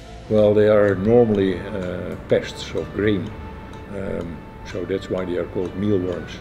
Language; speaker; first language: English; non-native, fluent; Dutch